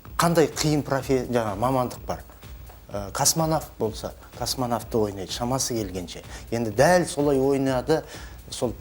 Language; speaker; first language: Kazakh; native; Kazakh